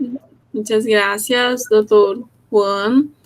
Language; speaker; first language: Spanish; non-native, fluent; Portuguese